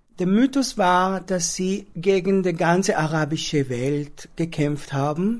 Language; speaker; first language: German; non-native, fluent; Hebrew